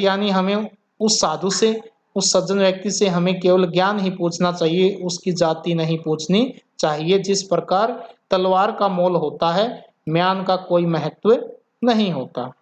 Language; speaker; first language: Hindi; native; Hindi